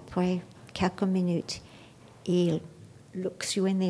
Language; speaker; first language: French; non-native, learner; English